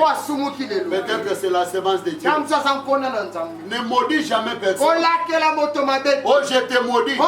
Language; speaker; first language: French; non-native, local second language; Lingala